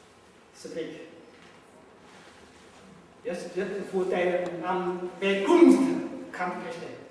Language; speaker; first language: German; non-native, learner; Vietnamese